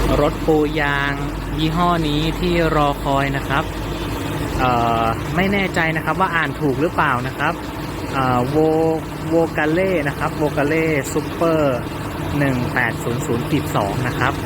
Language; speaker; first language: Thai; native; Thai